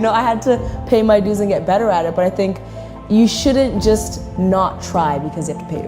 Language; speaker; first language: English; native; English